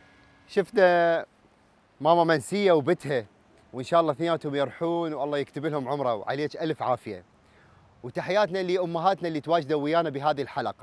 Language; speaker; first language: Arabic; native; Arabic